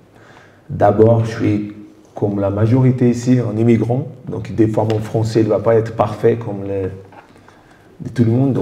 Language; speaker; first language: French; non-native, fluent; Portuguese